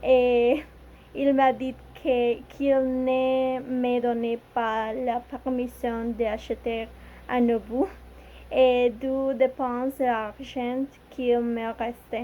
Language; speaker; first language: French; non-native, learner; Spanish